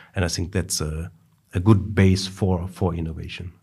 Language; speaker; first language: English; non-native, fluent; German